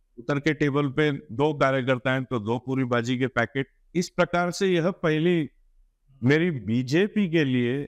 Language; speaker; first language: Hindi; non-native, local second language; Gujarati